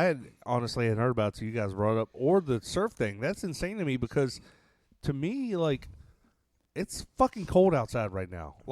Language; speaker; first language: English; native; English